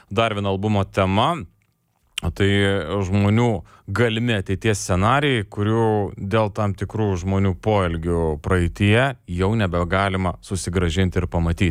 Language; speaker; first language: Lithuanian; native; Lithuanian